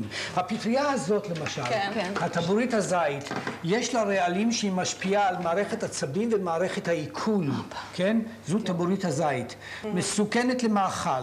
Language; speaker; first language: Hebrew; native; Hebrew